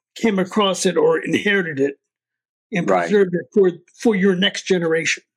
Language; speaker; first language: English; native; English